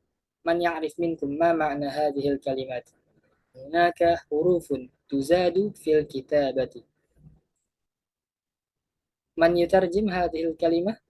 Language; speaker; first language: Arabic; non-native, fluent; Indonesian